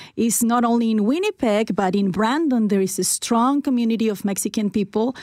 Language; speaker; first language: English; non-native, fluent; Spanish